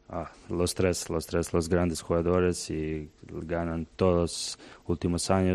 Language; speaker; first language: Spanish; non-native, learner; Serbian